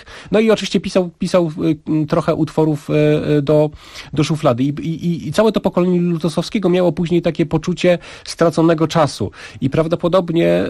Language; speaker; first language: Polish; native; Polish